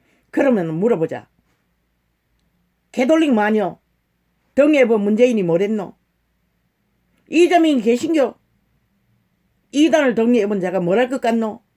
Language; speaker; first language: Korean; native; Korean